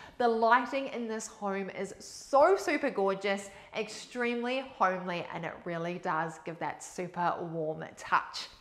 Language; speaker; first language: English; native; English